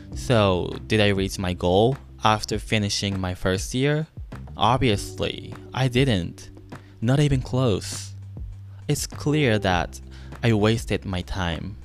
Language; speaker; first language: English; non-native, fluent; Japanese